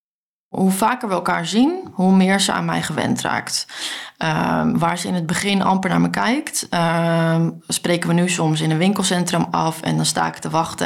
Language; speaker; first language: Dutch; native; Dutch